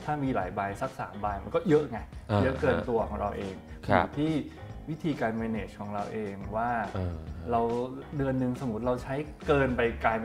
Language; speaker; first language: Thai; native; Thai